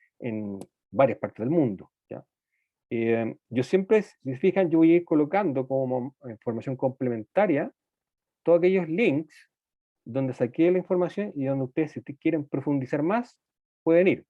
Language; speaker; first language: Spanish; native; Spanish